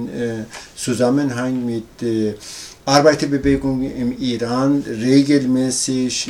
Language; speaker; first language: German; non-native, learner; Persian